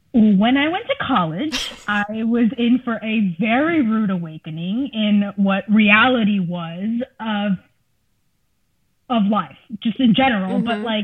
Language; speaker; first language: English; early bilingual, other home language; Spanish